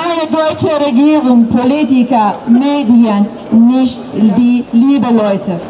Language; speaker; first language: German; non-native, fluent; Persian